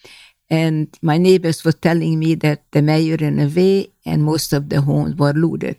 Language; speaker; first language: English; non-native, fluent; Hungarian